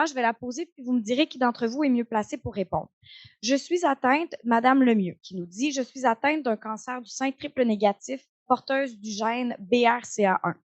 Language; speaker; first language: French; native; French